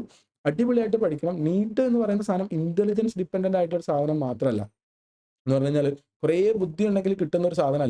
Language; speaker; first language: Malayalam; native; Malayalam